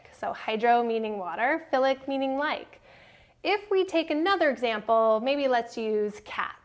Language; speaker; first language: English; native; English